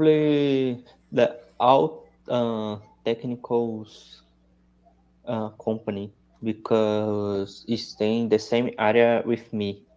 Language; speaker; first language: English; non-native, learner; Portuguese